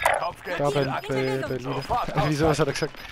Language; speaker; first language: German; native; German